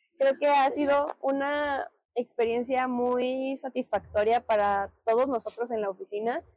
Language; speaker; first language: Spanish; native; Spanish